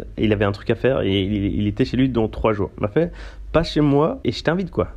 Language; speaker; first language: French; early bilingual, other home language; Turkish